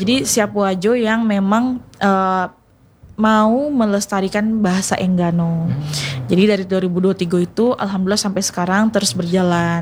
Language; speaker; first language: Indonesian; non-native, local second language; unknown